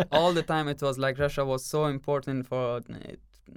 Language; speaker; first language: English; non-native, learner; Persian